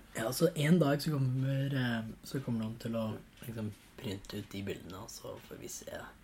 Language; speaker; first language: Norwegian; non-native, fluent; English